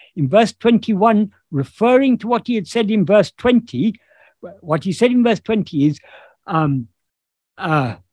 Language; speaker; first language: English; native; English